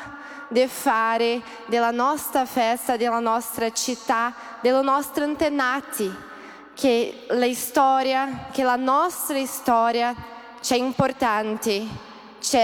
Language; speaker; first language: Italian; early bilingual, heritage; Portuguese